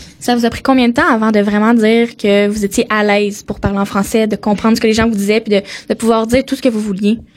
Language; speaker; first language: French; native; French